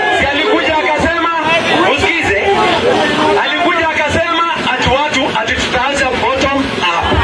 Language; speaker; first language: Swahili; non-native, local second language; Kalenjin